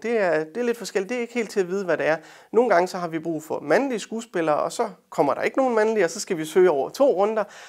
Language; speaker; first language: Danish; native; Danish